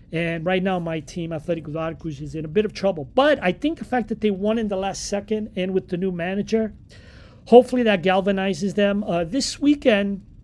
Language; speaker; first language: English; native; English